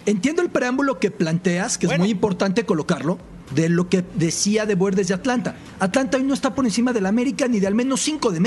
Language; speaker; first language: Spanish; native; Spanish